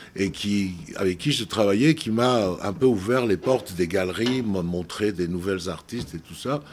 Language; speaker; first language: French; non-native, fluent; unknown